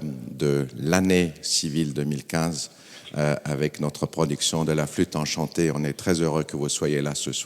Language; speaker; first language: French; non-native, fluent; German